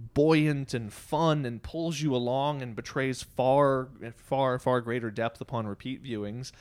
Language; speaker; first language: English; native; English